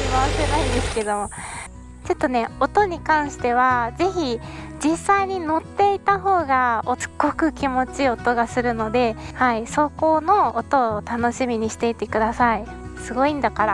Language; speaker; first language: Japanese; native; Japanese